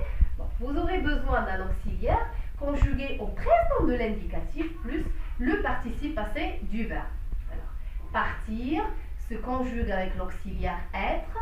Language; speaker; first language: French; non-native, local second language; Arabic